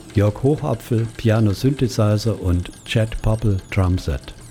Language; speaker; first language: German; native; German